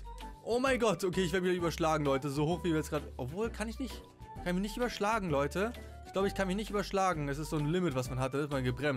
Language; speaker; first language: German; native; German